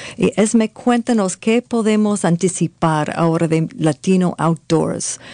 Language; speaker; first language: Spanish; early bilingual, heritage; Spanish